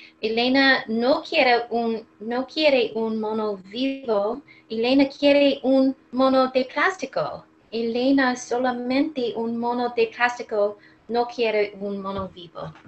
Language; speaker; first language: Spanish; non-native, learner; English